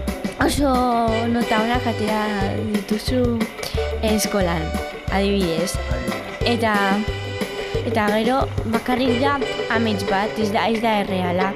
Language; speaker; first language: Basque; non-native, local second language; Spanish